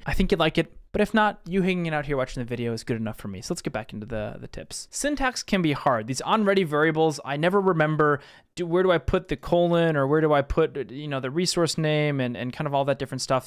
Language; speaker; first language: English; native; English